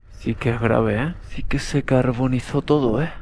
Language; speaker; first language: Spanish; native; Spanish